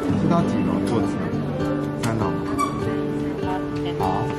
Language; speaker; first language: Chinese; non-native, learner; French